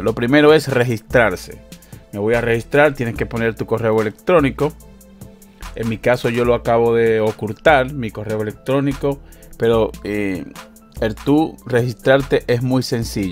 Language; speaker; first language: Spanish; native; Spanish